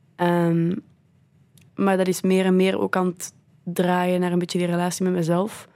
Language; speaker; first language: Dutch; native; Dutch